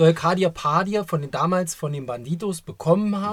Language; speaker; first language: German; native; German